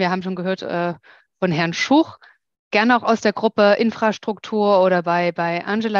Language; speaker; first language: German; native; German